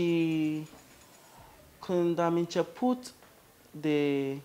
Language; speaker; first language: Romanian; non-native, learner; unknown